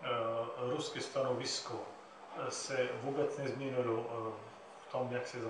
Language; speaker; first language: Czech; non-native, fluent; Arabic